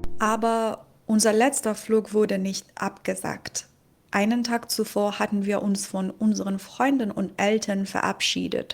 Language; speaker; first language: German; non-native, fluent; Persian